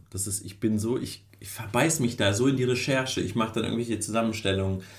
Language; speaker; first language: German; early bilingual, other home language; Russian